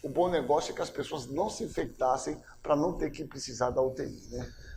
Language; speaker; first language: Portuguese; native; Portuguese